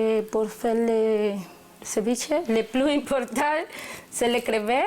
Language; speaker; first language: French; non-native, learner; Spanish